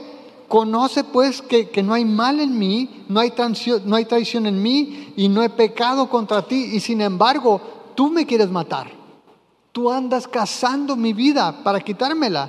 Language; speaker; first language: Spanish; native; Spanish